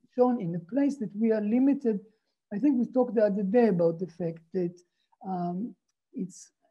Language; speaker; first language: English; non-native, fluent; Hebrew